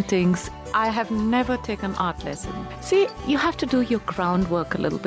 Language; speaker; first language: English; non-native, local second language; Punjabi